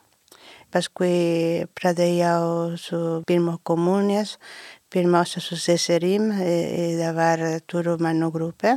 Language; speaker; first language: Lithuanian; non-native, learner; Spanish